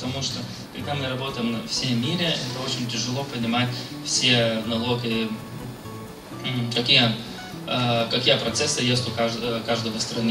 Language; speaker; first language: Russian; non-native, fluent; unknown